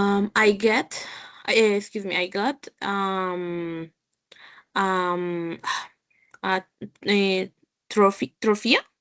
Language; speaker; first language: English; non-native, learner; Spanish